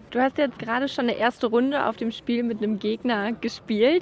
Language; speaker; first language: German; native; German